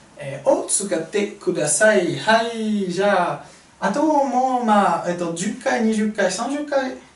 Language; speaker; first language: Japanese; non-native, fluent; French